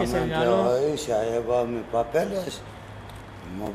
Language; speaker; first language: Spanish; non-native, learner; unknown